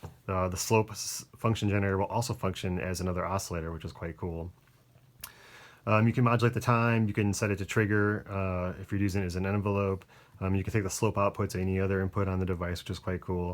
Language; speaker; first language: English; native; English